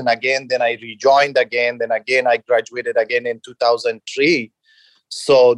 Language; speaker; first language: English; non-native, fluent; Persian